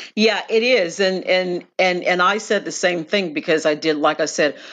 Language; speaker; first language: English; native; English